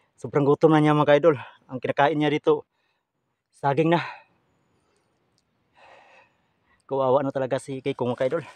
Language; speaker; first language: Filipino; non-native, local second language; Cebuano